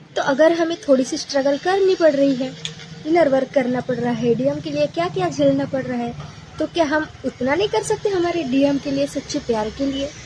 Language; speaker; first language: Hindi; non-native, local second language; Marathi